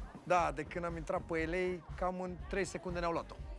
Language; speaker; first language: Romanian; native; Romanian